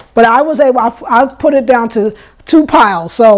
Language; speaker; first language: English; native; English